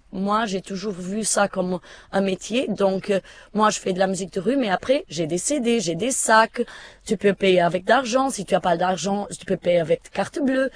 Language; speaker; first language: French; non-native, fluent; Portuguese